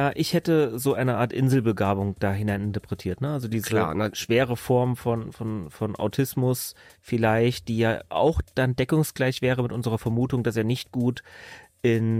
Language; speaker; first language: German; native; German